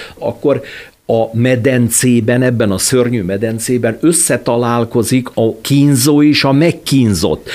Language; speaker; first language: Hungarian; native; Hungarian